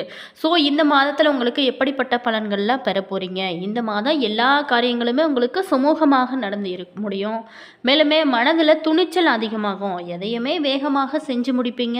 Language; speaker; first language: Tamil; native; Tamil